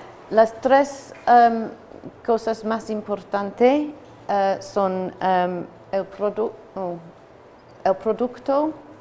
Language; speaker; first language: Spanish; non-native, learner; English